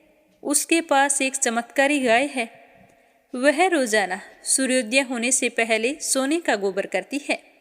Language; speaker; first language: Hindi; native; Hindi